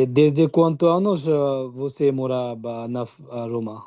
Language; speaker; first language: Portuguese; non-native, learner; Bangla